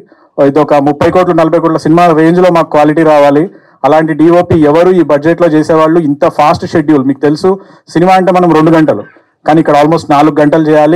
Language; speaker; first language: Telugu; native; Telugu